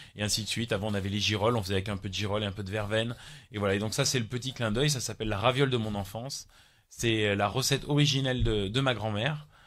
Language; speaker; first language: French; native; French